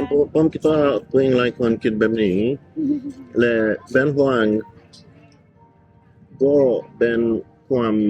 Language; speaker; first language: Thai; non-native, learner; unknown